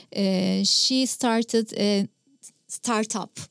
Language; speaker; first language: English; non-native, fluent; Turkish